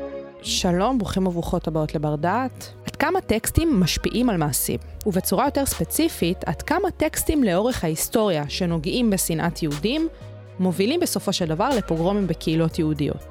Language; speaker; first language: Hebrew; native; Hebrew